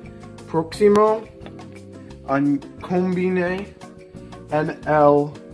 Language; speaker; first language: Spanish; non-native, learner; English